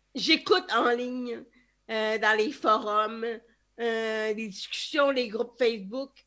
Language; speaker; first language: French; native; French